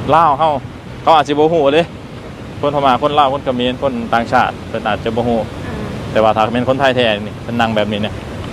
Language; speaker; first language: Thai; native; Thai